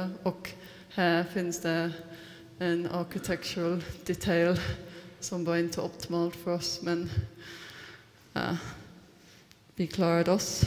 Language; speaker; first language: Swedish; non-native, fluent; English